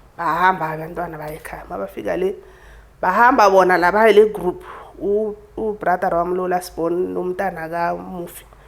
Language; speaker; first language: Zulu; native; Zulu